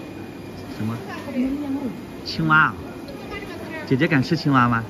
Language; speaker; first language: Chinese; native; Chinese